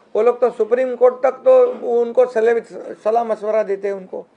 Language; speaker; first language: Hindi; non-native, local second language; Marathi